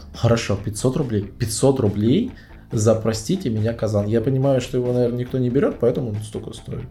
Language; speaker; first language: Russian; native; Russian